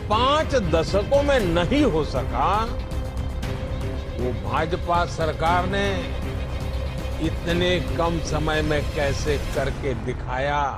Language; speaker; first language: Hindi; non-native, local second language; Gujarati